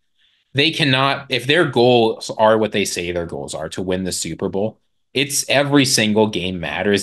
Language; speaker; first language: English; native; English